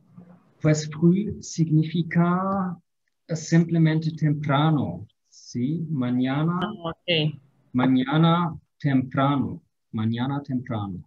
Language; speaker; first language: Spanish; non-native, fluent; German